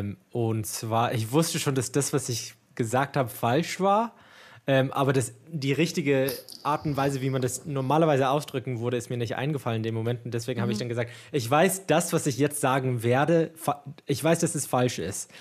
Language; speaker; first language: German; non-native, fluent; English